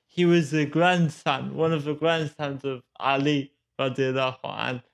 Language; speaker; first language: English; native; English